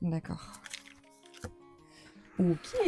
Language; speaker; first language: French; native; French